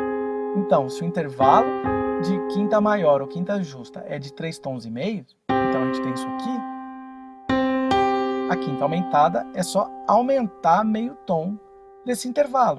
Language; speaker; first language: Portuguese; native; Portuguese